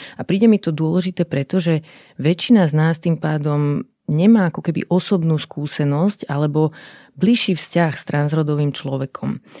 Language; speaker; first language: Slovak; native; Slovak